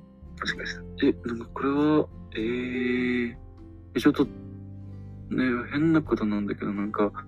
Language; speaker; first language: Japanese; non-native, learner; Ukrainian